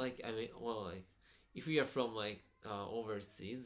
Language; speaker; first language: English; non-native, fluent; Japanese